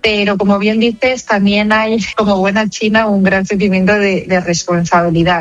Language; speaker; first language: Spanish; native; Spanish